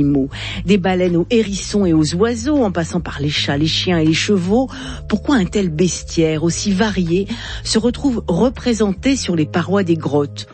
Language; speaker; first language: French; native; French